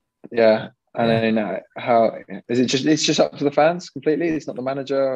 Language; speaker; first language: English; native; English